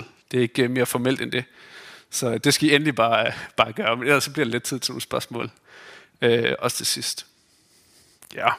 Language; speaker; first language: Danish; native; Danish